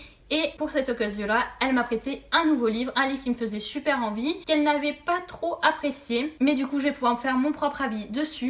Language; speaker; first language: French; native; French